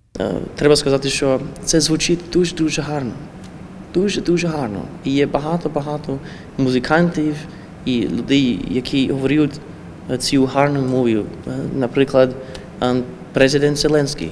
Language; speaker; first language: Ukrainian; non-native, learner; English